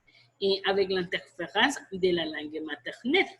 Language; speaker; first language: French; non-native, fluent; Spanish